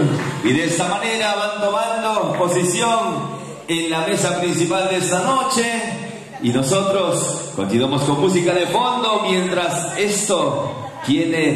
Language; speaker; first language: Spanish; native; Spanish